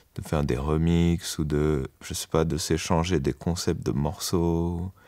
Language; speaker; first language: French; native; French